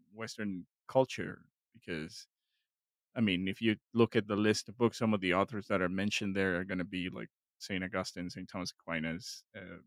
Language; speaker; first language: English; non-native, fluent; Spanish